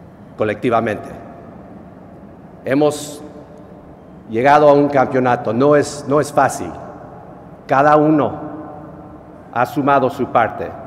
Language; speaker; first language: Spanish; non-native, fluent; English